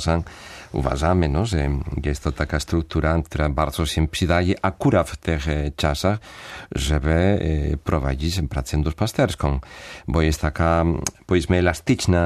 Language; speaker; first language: Polish; non-native, fluent; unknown